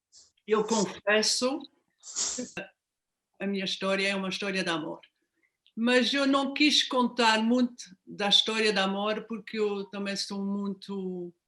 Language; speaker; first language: Portuguese; non-native, fluent; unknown